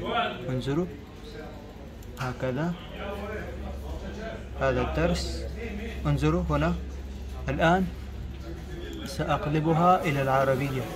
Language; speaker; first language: Arabic; non-native, fluent; Pashto